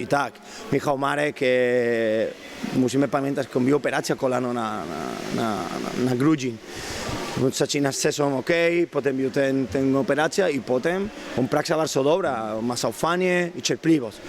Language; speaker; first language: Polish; non-native, learner; Spanish